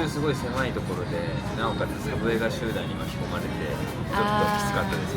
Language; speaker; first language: Japanese; native; Japanese